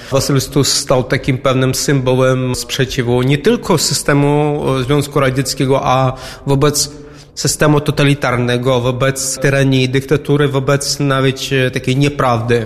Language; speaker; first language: Polish; non-native, fluent; Ukrainian